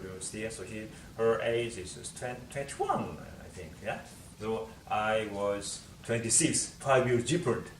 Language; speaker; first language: English; non-native, learner; Korean